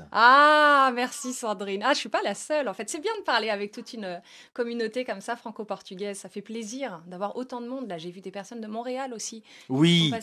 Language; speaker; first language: French; native; French